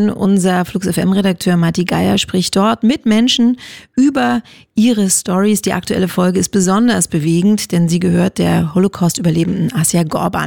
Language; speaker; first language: German; native; German